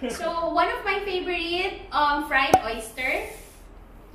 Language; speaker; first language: English; non-native, local second language; Filipino